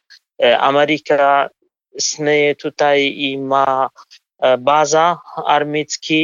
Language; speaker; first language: Polish; non-native, fluent; Kurdish